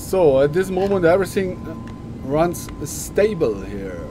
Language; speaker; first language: English; non-native, learner; German